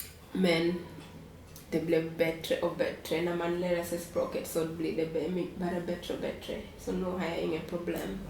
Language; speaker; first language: Swedish; non-native, fluent; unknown